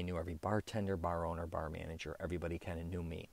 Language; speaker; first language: English; native; English